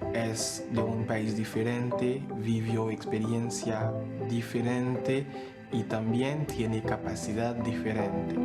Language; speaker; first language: Spanish; non-native, fluent; Haitian Creole